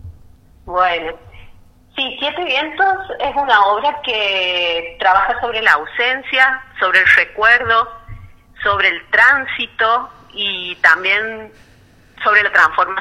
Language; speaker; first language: Spanish; native; Spanish